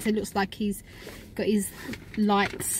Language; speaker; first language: English; native; English